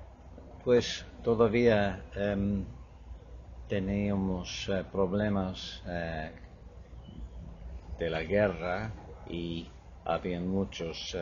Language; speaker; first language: Spanish; non-native, fluent; English